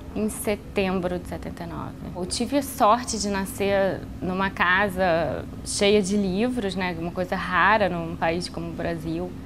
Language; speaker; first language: Portuguese; native; Portuguese